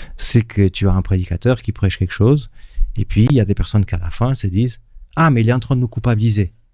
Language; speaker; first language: French; non-native, fluent; Portuguese